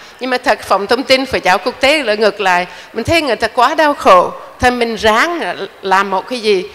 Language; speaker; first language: Vietnamese; non-native, fluent; English